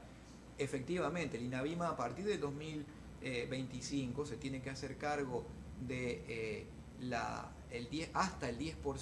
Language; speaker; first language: Spanish; native; Spanish